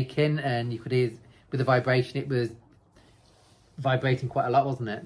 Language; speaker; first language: English; native; English